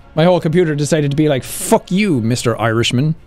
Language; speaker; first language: English; native; English